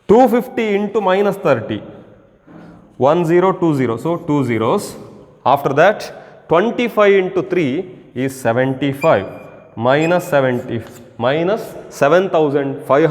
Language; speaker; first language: English; non-native, local second language; Kannada